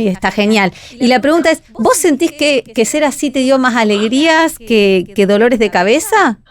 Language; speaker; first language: Spanish; native; Spanish